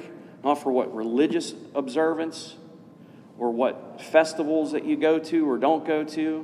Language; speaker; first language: English; native; English